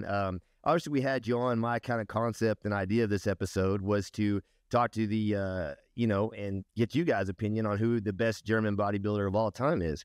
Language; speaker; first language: English; native; English